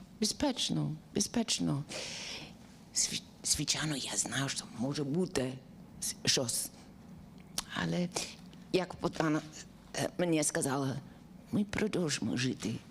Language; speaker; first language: Ukrainian; non-native, learner; English